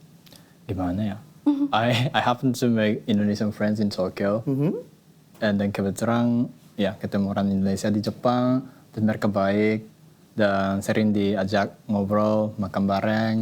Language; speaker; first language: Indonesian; non-native, fluent; Japanese